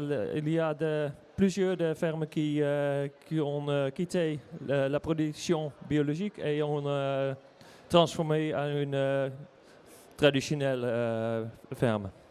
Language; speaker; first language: French; non-native, learner; Dutch